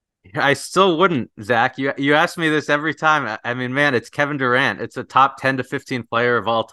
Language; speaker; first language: English; native; English